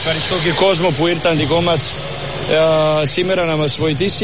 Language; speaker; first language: Greek; non-native, learner; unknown